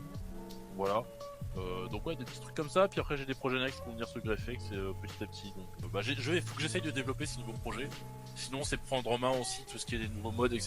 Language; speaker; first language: French; native; French